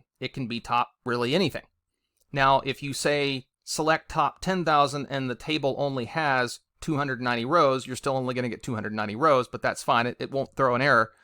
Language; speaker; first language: English; native; English